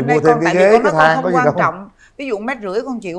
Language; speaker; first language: Vietnamese; native; Vietnamese